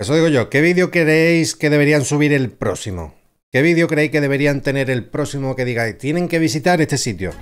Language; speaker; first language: Spanish; native; Spanish